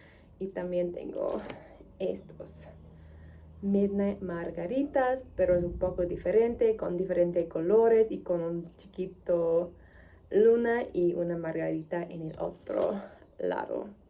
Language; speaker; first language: Spanish; non-native, learner; English